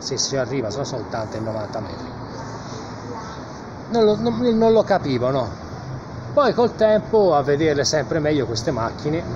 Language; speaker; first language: Italian; native; Italian